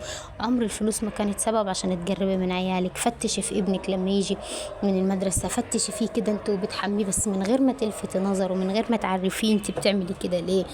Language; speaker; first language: Arabic; native; Arabic